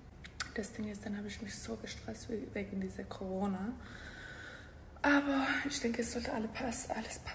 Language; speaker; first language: German; non-native, fluent; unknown